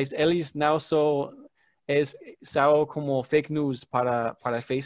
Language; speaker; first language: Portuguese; non-native, learner; English